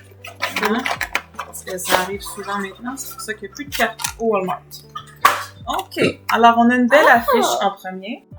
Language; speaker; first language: French; native; French